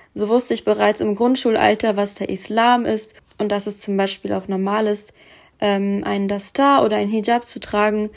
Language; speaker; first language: German; early bilingual, other home language; Russian